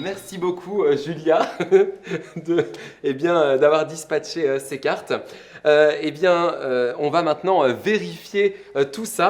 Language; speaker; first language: French; native; French